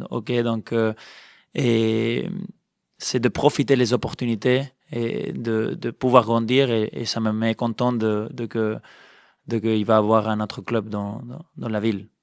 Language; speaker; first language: French; non-native, fluent; Spanish